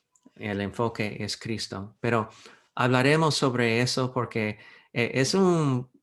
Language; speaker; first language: Spanish; non-native, fluent; English